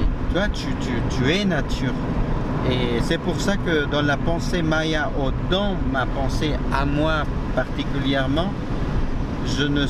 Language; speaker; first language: French; non-native, fluent; Spanish